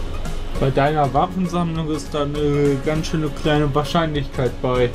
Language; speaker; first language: German; native; German